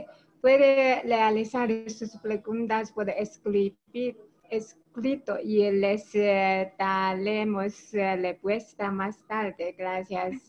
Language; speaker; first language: Spanish; non-native, learner; Chinese